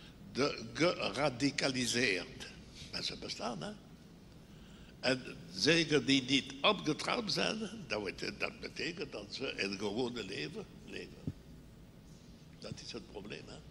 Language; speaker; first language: Dutch; non-native, local second language; French